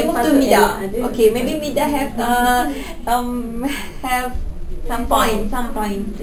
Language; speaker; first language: English; non-native, local second language; Malay